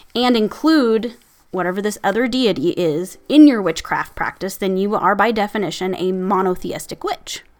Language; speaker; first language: English; native; English